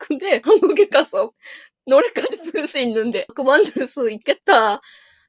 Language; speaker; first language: Korean; non-native, fluent; Japanese